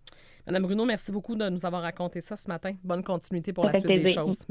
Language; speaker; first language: French; native; French